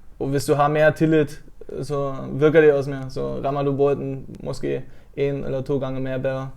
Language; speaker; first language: Danish; non-native, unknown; German